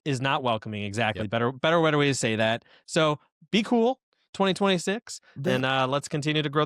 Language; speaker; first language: English; native; English